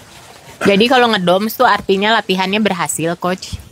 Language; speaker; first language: Indonesian; native; Indonesian